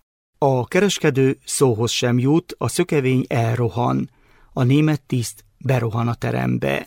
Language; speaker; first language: Hungarian; native; Hungarian